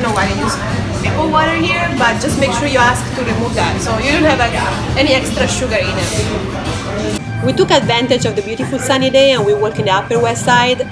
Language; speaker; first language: English; non-native, fluent; Italian